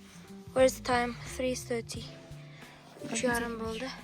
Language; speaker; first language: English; non-native, learner; Uzbek